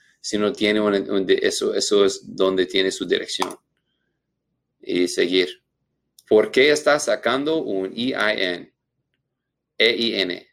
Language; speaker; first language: Spanish; non-native, learner; English